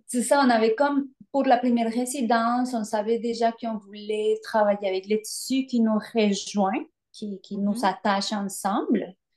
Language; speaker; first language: French; non-native, fluent; Spanish